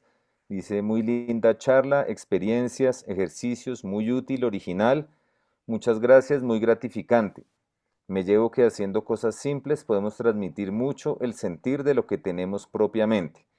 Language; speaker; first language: Spanish; native; Spanish